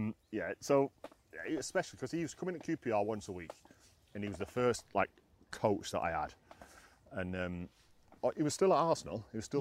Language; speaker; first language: English; native; English